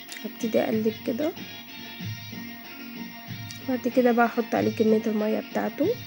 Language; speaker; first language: Arabic; native; Arabic